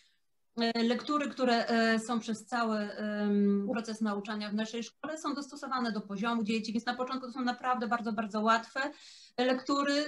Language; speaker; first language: Polish; native; Polish